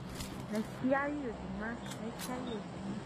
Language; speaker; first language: Chinese; native; Chinese